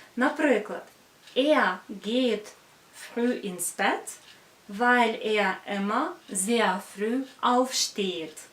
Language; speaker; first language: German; non-native, fluent; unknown